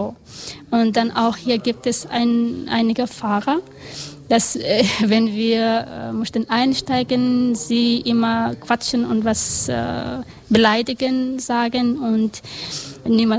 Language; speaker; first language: German; non-native, learner; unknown